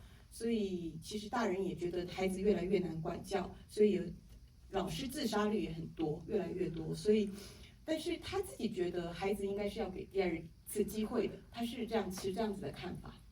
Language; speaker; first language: Chinese; native; Chinese